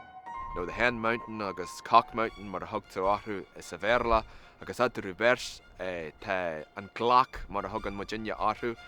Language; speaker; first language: Irish; non-native, local second language; English